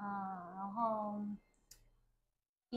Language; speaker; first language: Chinese; non-native, learner; Vietnamese